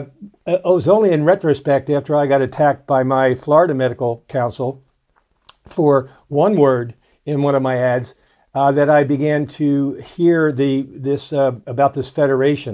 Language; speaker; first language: English; native; English